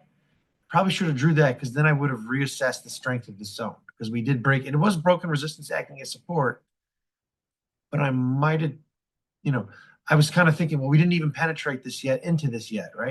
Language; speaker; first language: English; native; English